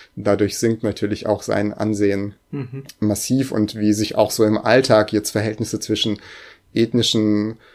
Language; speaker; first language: German; early bilingual, other home language; Russian